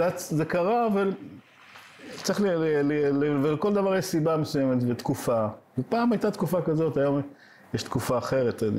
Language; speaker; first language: Hebrew; native; Hebrew